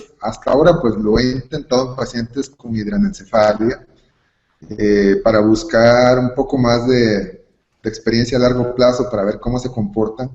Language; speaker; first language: Spanish; native; Spanish